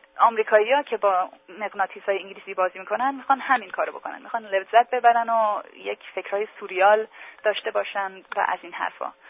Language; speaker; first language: Persian; early bilingual, heritage; English